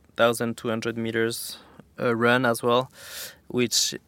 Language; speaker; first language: English; non-native, fluent; French